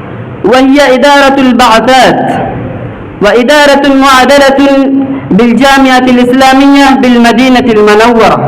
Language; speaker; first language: Arabic; non-native, learner; Bangla